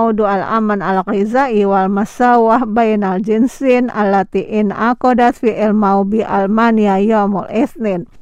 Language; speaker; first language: Arabic; non-native, learner; Indonesian